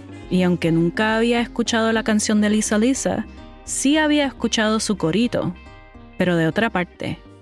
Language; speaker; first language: Spanish; early bilingual, heritage; Spanish